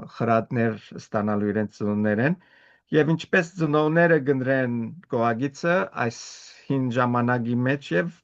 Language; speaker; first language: Armenian; early bilingual, heritage; Armenian